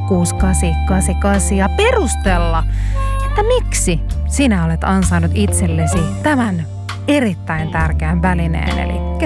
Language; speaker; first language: Finnish; native; Finnish